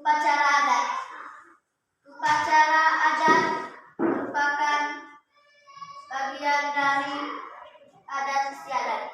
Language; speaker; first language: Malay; non-native, local second language; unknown